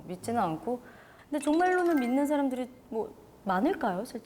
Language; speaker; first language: Korean; native; Korean